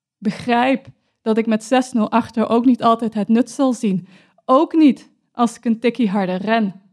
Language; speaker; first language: Dutch; early bilingual, other home language; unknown